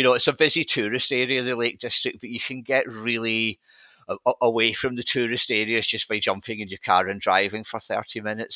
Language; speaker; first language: English; native; English